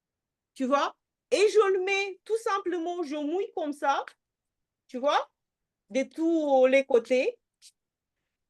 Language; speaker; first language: French; non-native, fluent; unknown